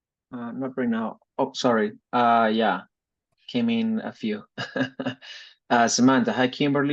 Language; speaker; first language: English; non-native, fluent; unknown